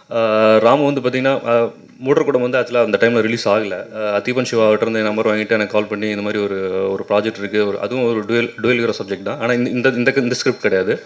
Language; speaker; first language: Tamil; native; Tamil